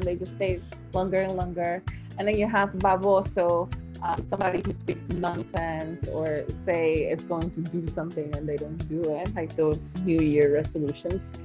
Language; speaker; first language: English; non-native, fluent; Spanish